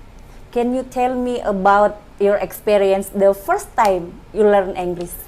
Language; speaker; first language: English; non-native, learner; Indonesian